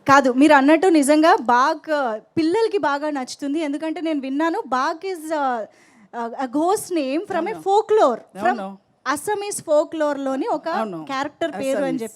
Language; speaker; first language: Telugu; native; Telugu